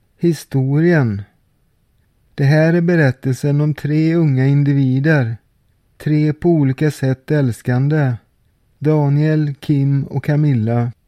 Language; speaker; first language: Swedish; native; Swedish